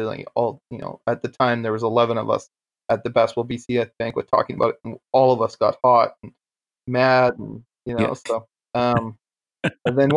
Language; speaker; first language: English; native; English